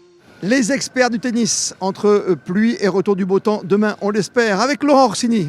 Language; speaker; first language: French; native; French